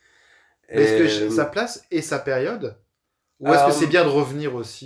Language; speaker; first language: French; native; French